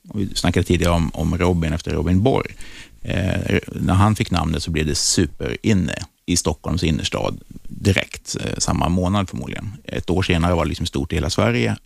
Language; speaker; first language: Swedish; native; Swedish